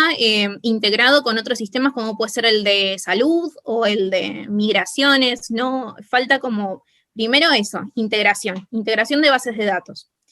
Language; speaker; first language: Spanish; native; Spanish